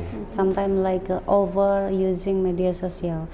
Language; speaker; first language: English; non-native, learner; Indonesian